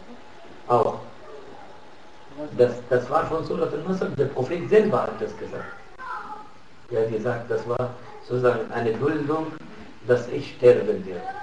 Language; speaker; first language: German; non-native, fluent; Arabic